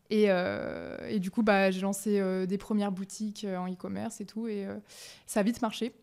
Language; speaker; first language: French; native; French